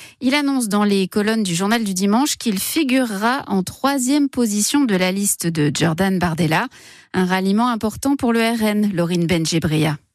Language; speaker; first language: French; native; French